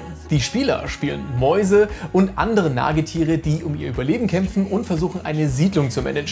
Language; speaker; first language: German; native; German